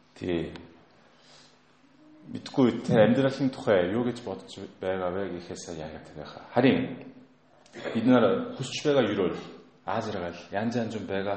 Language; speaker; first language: Mongolian; non-native, fluent; Korean